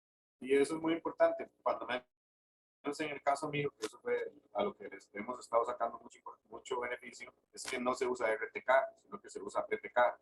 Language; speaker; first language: Spanish; native; Spanish